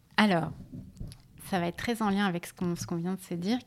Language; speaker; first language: French; native; French